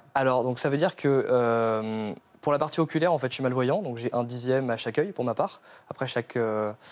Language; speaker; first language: French; native; French